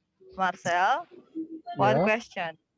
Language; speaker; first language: English; non-native, fluent; Indonesian